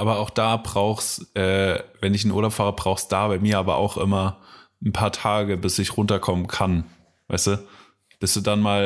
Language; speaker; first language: German; native; German